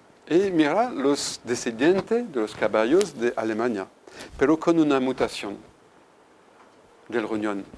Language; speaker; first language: Spanish; non-native, fluent; French